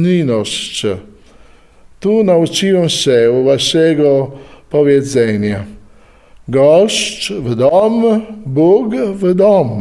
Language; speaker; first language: Polish; non-native, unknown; Italian